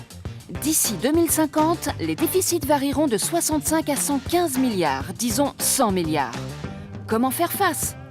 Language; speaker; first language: French; native; French